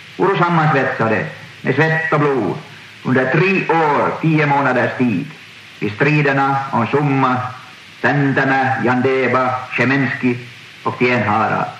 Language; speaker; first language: Swedish; native; Swedish